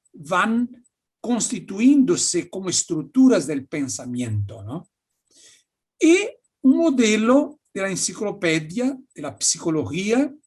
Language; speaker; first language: Spanish; non-native, fluent; Portuguese